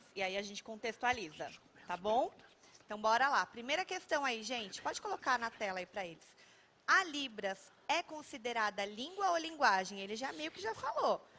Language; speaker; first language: Portuguese; native; Portuguese